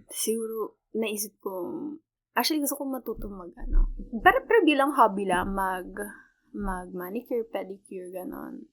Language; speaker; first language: Filipino; native; Filipino